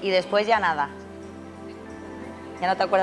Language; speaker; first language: Spanish; native; Spanish